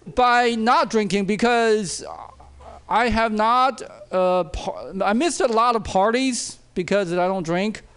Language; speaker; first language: English; non-native, fluent; Chinese